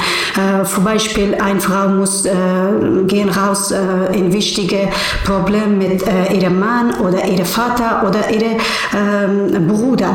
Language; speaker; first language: German; non-native, learner; Persian